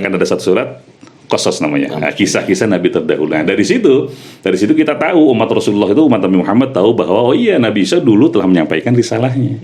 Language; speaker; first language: Indonesian; native; Indonesian